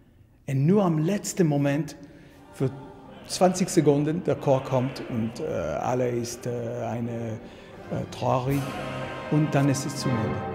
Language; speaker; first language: German; non-native, learner; French